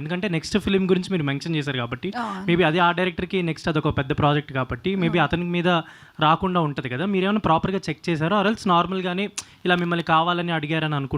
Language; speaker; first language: Telugu; native; Telugu